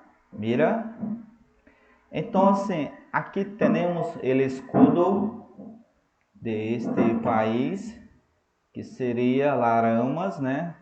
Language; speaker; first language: Spanish; non-native, fluent; Portuguese